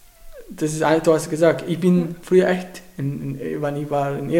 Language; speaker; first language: German; non-native, learner; Arabic